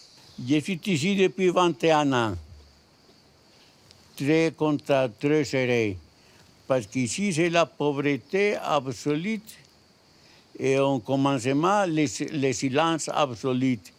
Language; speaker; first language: French; non-native, learner; Spanish